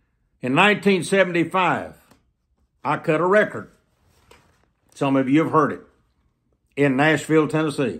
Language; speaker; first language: English; native; English